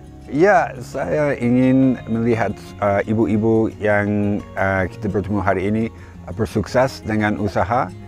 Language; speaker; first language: Indonesian; non-native, fluent; English